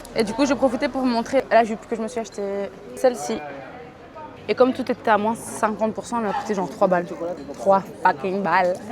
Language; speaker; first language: French; native; French